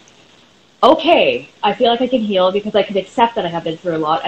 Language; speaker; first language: English; native; English